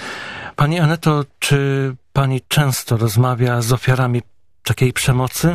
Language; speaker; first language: Polish; native; Polish